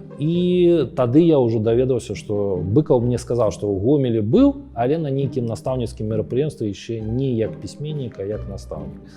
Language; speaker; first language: Belarusian; native; Belarusian